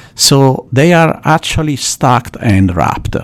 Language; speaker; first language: English; non-native, fluent; Italian